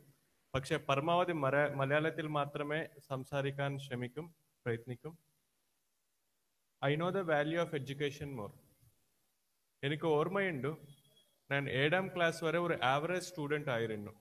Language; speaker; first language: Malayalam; non-native, learner; Telugu